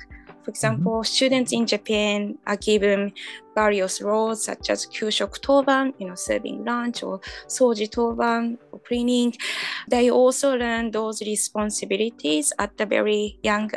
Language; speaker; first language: English; non-native, fluent; Japanese